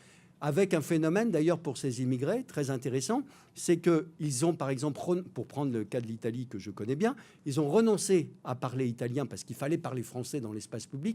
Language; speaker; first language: French; native; French